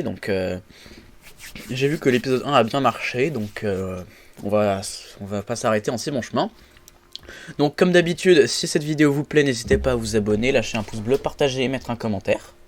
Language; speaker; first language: French; native; French